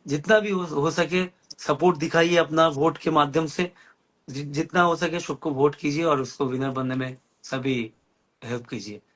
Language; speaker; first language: Hindi; non-native, local second language; Bangla